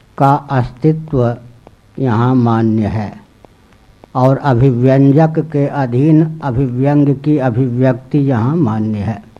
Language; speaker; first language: Hindi; native; Hindi